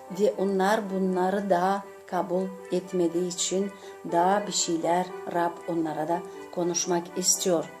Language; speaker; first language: Turkish; non-native, fluent; Gagauz